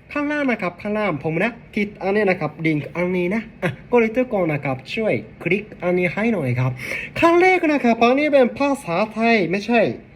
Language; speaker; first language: Thai; non-native, learner; Japanese